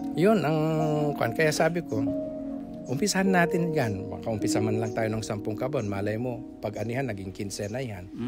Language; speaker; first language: Filipino; non-native, local second language; Iloko